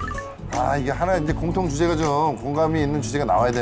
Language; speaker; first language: Korean; native; Korean